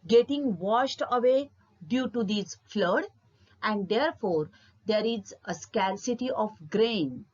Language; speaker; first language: English; non-native, local second language; Marathi